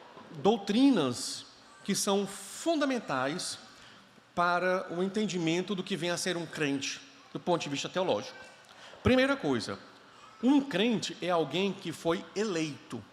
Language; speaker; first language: Portuguese; native; Portuguese